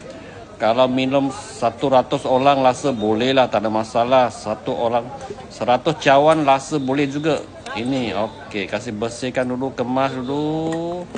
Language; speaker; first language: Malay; non-native, local second language; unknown